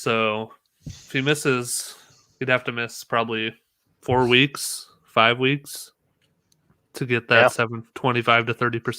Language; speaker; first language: English; native; English